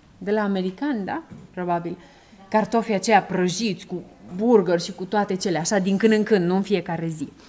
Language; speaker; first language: Romanian; native; Romanian